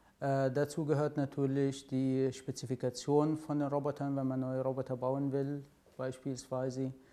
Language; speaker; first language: German; non-native, fluent; Arabic